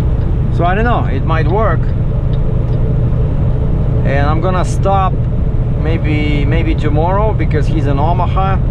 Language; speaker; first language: English; non-native, fluent; Russian